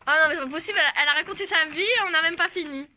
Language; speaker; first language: French; native; French